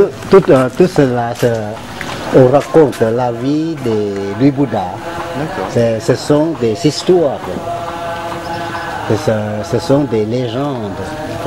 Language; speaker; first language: French; non-native, fluent; Lao